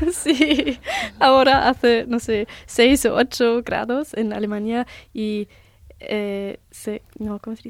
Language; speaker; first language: Spanish; non-native, learner; German